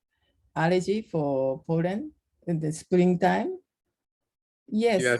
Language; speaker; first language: English; non-native, learner; Japanese